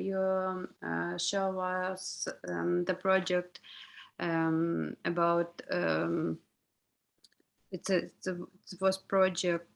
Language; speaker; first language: English; non-native, learner; Ukrainian